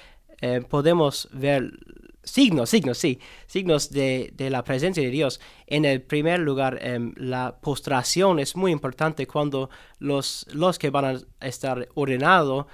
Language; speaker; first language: Spanish; non-native, learner; English